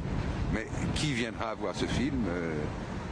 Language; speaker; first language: French; native; French